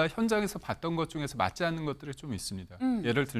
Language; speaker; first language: Korean; native; Korean